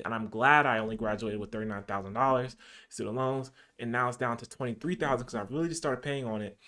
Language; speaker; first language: English; native; English